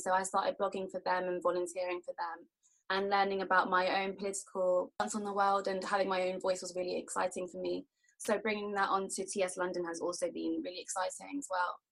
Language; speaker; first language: English; native; English